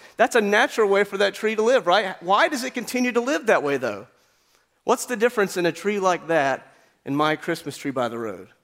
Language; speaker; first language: English; native; English